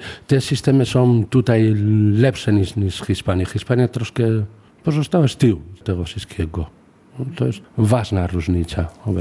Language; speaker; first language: Polish; non-native, fluent; Spanish